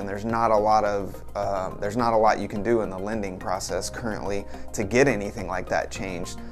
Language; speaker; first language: English; native; English